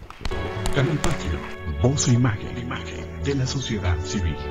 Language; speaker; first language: Spanish; native; Spanish